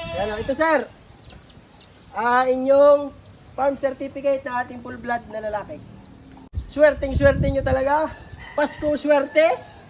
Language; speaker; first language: Filipino; native; Filipino